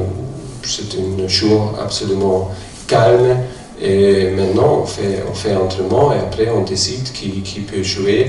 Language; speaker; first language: French; non-native, fluent; German